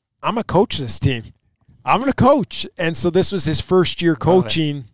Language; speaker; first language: English; native; English